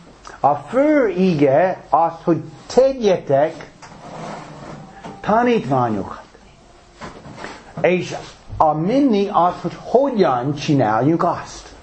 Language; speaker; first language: Hungarian; non-native, fluent; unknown